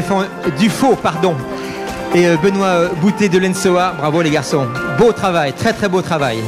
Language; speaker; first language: French; native; French